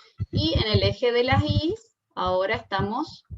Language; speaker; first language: Spanish; native; Spanish